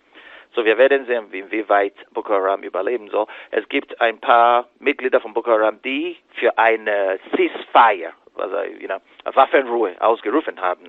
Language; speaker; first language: German; non-native, fluent; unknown